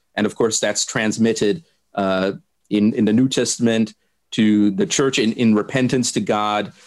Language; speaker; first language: English; non-native, fluent; German